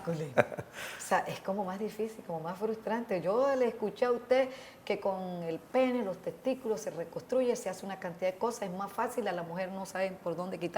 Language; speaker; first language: Spanish; native; Spanish